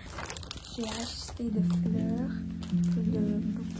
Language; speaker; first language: French; non-native, learner; Spanish